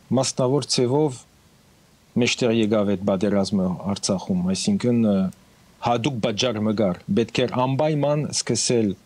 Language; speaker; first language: Armenian; early bilingual, heritage; Armenian